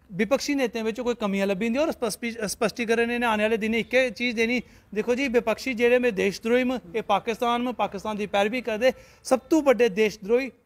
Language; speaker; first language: Punjabi; non-native, local second language; Dogri